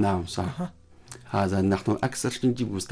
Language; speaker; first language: Arabic; non-native, learner; Chinese